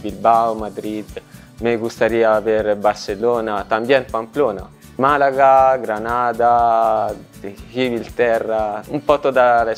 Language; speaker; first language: Spanish; non-native, learner; Italian